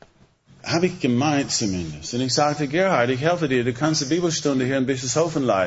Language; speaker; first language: German; non-native, fluent; English